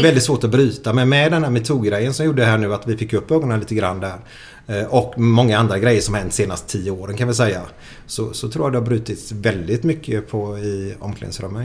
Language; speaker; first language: Swedish; native; Swedish